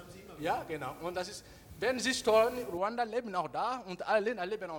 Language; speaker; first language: German; non-native, learner; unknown